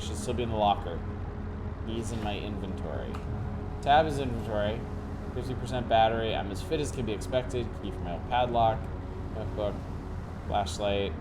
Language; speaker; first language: English; native; English